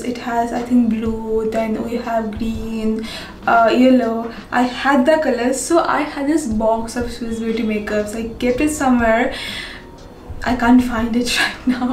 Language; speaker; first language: English; non-native, local second language; Bangla